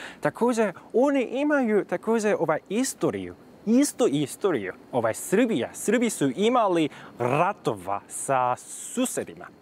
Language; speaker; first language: Serbian; non-native, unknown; Korean